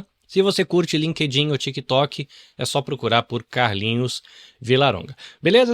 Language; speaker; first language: Portuguese; native; Portuguese